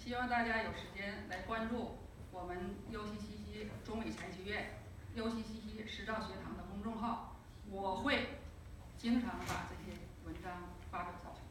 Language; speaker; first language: Chinese; native; Chinese